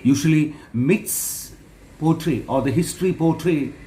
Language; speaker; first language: English; non-native, local second language; Malayalam